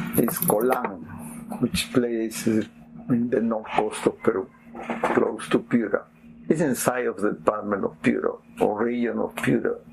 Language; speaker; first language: English; non-native, fluent; Spanish